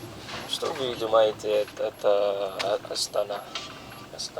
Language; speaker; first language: Russian; non-native, learner; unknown